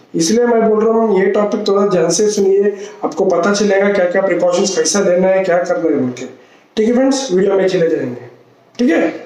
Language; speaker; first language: Hindi; non-native, local second language; Telugu